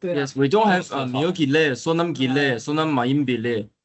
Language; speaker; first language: English; non-native, learner; Chinese